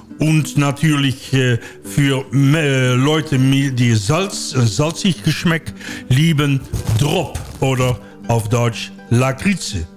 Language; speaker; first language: German; non-native, learner; Dutch